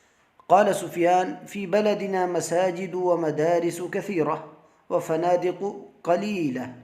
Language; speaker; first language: Arabic; non-native, fluent; Urdu